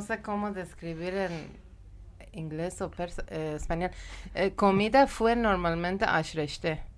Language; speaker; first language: Spanish; non-native, fluent; Persian